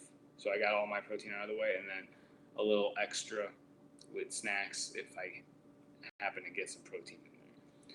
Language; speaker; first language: English; native; English